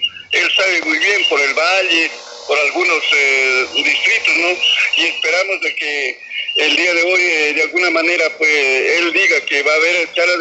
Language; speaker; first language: Spanish; native; Spanish